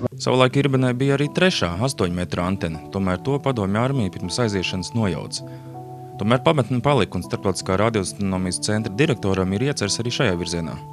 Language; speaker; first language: Latvian; native; Latvian